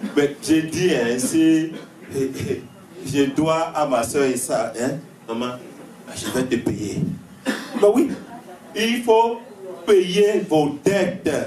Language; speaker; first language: French; native; French